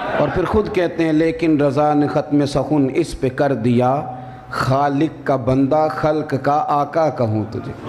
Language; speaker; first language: Urdu; non-native, local second language; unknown